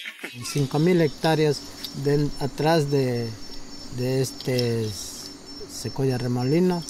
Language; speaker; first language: Spanish; non-native, local second language; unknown